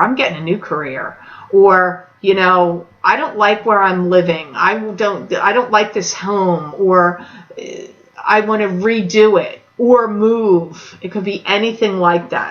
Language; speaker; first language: English; native; English